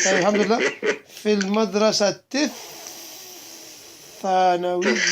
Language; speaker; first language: Arabic; non-native, fluent; English